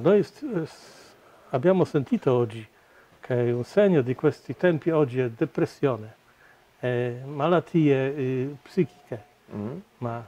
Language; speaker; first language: Italian; non-native, fluent; Polish